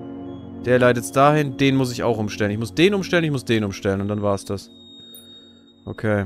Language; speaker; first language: German; native; German